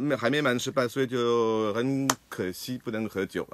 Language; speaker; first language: Chinese; non-native, fluent; French